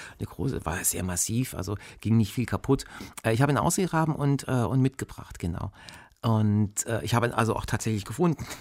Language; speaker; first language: German; early bilingual, other home language; Bulgarian